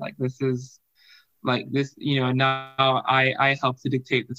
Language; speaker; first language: English; non-native, local second language; Yoruba